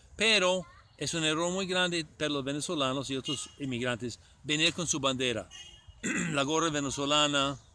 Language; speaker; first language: Spanish; non-native, fluent; English